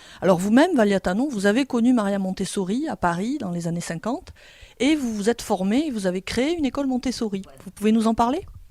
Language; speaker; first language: French; native; French